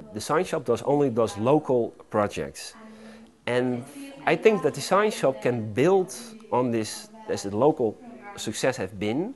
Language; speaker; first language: English; non-native, fluent; Dutch